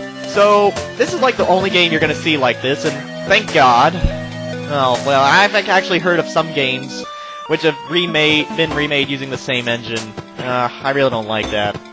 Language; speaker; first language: English; native; English